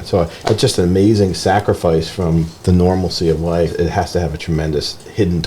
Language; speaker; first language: English; native; English